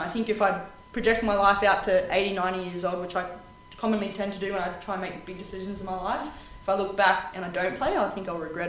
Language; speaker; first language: English; native; English